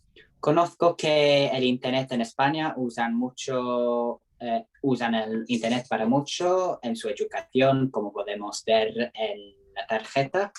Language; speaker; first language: Spanish; non-native, learner; English